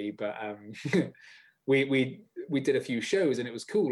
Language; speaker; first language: English; native; English